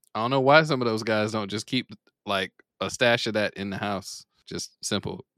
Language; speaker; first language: English; native; English